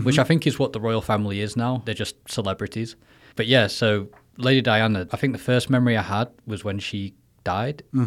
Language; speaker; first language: English; native; English